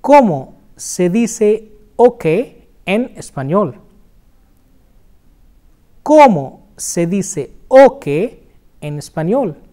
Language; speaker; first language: Spanish; non-native, fluent; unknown